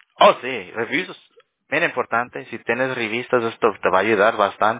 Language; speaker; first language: Spanish; early bilingual, heritage; Spanish